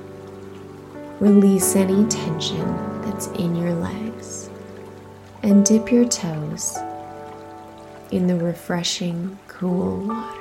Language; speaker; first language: English; native; English